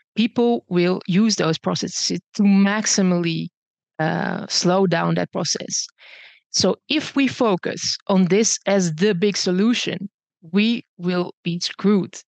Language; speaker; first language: English; early bilingual, other home language; Bosnian